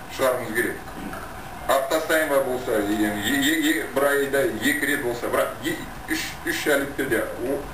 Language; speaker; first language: Kazakh; non-native, local second language; Russian